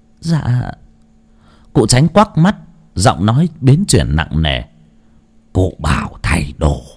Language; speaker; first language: Vietnamese; non-native, local second language; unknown